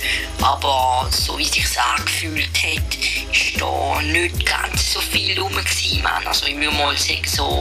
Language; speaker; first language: German; native; German